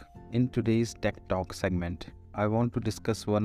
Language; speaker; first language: English; non-native, local second language; Punjabi